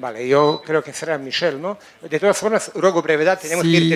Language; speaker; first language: Spanish; native; Spanish